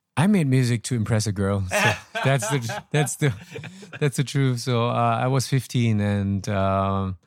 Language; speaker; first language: English; non-native, fluent; German